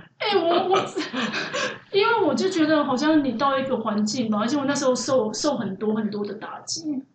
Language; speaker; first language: Chinese; native; Chinese